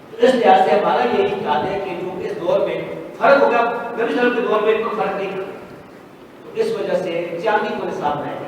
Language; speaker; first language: Urdu; non-native, local second language; Pashto